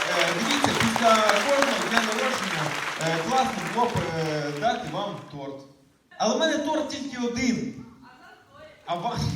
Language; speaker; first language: Ukrainian; native; Ukrainian